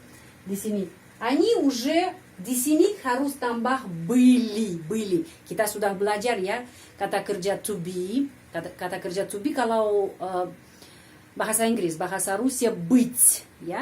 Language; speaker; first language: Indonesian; non-native, fluent; Russian